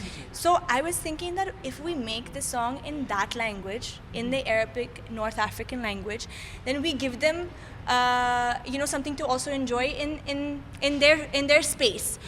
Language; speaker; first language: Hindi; non-native, fluent; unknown